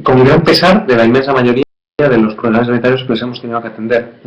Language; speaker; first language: Spanish; native; Spanish